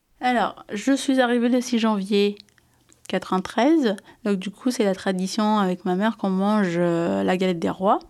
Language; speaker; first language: French; early bilingual, other home language; Amharic